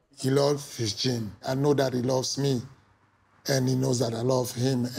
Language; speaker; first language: English; non-native, fluent; French